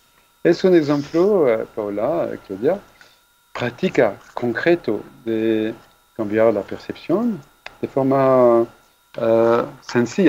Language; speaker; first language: Spanish; non-native, fluent; French